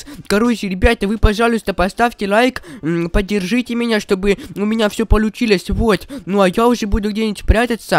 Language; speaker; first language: Russian; native; Russian